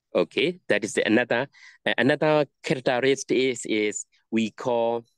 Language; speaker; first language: English; non-native, learner; Burmese